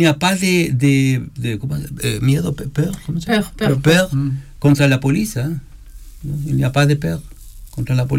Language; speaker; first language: French; non-native, learner; Spanish